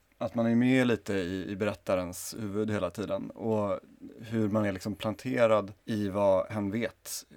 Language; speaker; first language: Swedish; native; Swedish